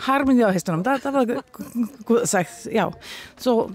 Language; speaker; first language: Icelandic; non-native, learner; Danish